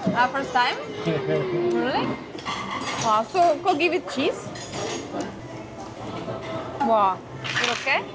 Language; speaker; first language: English; non-native, fluent; Czech